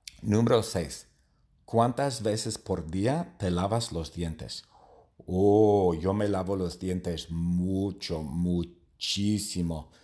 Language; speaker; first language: Spanish; non-native, learner; English